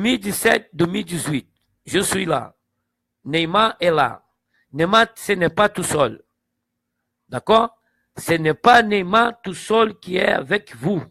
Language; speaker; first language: French; non-native, fluent; Portuguese